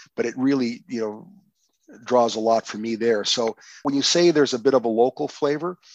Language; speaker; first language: English; non-native, fluent; Croatian